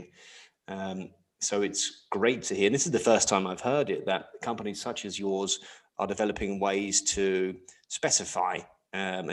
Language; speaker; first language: English; native; English